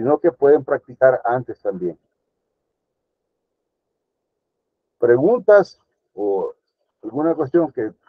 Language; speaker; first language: Spanish; native; Spanish